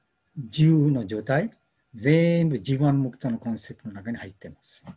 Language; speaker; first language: Japanese; non-native, learner; Bangla